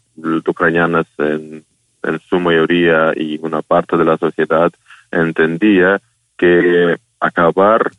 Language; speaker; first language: Spanish; non-native, fluent; Ukrainian